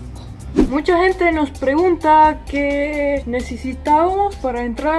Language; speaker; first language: Spanish; non-native, fluent; Estonian